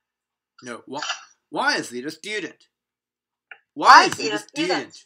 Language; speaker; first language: English; non-native, fluent; Korean